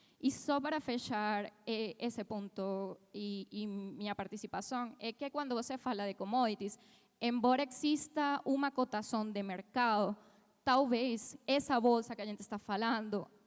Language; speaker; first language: Portuguese; non-native, fluent; Spanish